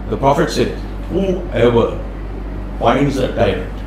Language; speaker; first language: English; non-native, local second language; Urdu